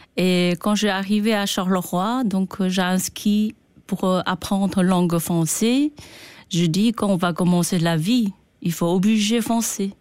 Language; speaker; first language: French; non-native, learner; Chinese